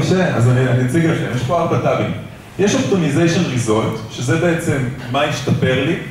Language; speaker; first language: Hebrew; native; Hebrew